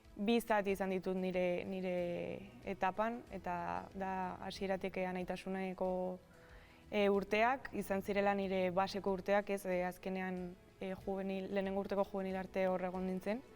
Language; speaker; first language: Basque; non-native, local second language; Spanish